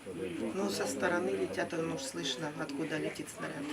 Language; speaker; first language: Russian; native; Russian